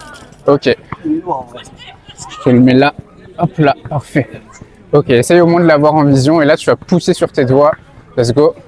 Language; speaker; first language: French; native; French